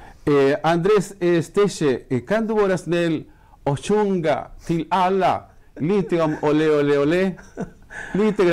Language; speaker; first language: Swedish; non-native, fluent; Spanish